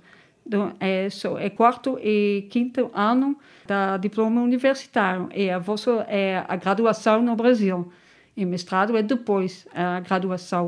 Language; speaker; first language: Portuguese; non-native, learner; Dutch